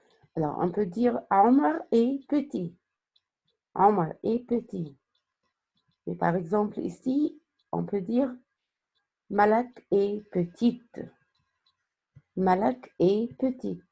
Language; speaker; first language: French; non-native, fluent; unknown